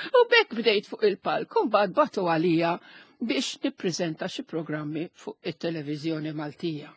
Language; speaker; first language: Maltese; non-native, local second language; Italian